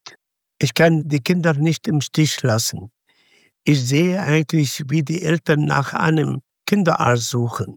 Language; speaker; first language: German; non-native, fluent; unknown